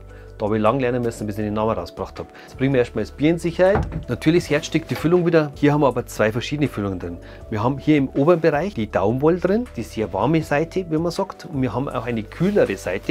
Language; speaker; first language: German; native; German